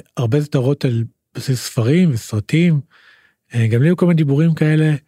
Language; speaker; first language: Hebrew; native; Hebrew